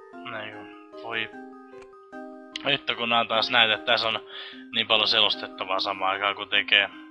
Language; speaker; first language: Finnish; native; Finnish